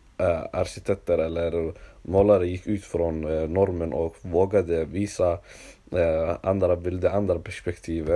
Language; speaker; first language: Swedish; non-native, local second language; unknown